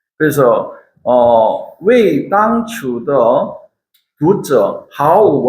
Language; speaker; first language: Chinese; non-native, fluent; Korean